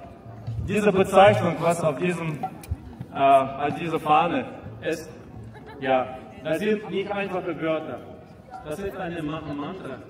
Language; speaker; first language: German; non-native, fluent; Russian